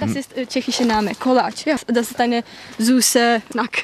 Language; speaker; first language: German; non-native, fluent; Czech